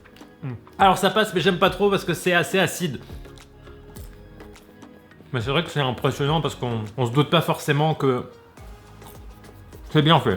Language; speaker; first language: French; native; French